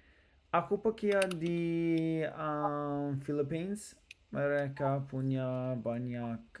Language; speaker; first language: Indonesian; non-native, learner; English